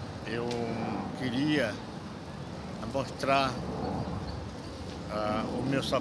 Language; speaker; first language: Portuguese; non-native, local second language; Yanomámi